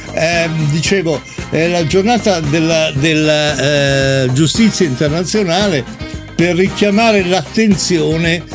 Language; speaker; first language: Italian; native; Italian